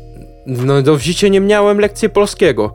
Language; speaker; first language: Polish; non-native, learner; Czech